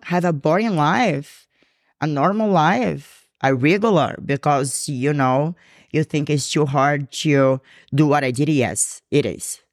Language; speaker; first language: English; non-native, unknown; Portuguese